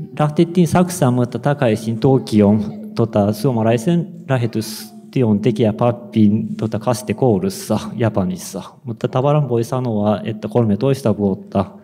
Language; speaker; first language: Finnish; non-native, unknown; Japanese